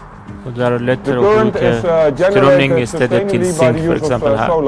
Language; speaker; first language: Norwegian; non-native, fluent; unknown